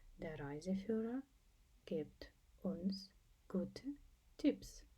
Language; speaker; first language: German; non-native, fluent; Ukrainian